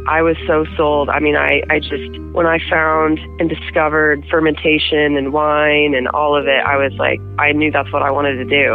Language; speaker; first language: English; native; English